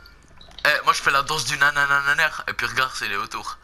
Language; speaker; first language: French; native; French